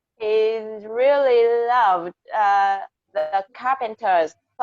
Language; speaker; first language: English; non-native, learner; Vietnamese